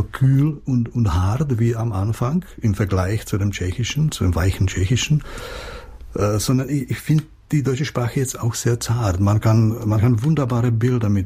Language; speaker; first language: German; non-native, fluent; Czech